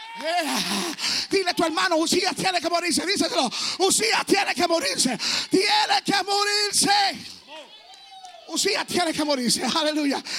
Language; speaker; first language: Spanish; early bilingual, heritage; Spanish